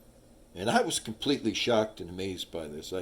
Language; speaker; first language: English; native; English